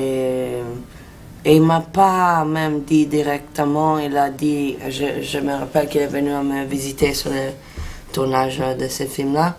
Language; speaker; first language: French; non-native, fluent; Italian